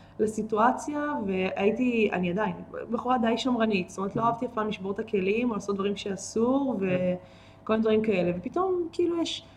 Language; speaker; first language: Hebrew; native; Hebrew